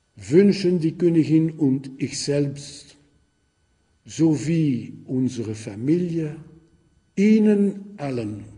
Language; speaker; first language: German; non-native, local second language; French